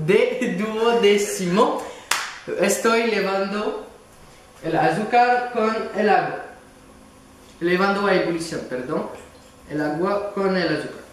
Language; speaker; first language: Spanish; non-native, learner; French